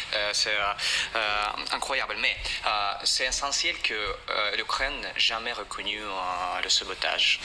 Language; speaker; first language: French; non-native, fluent; Russian